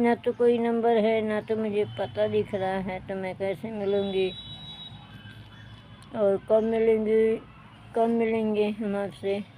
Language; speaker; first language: Hindi; non-native, local second language; Bhojpuri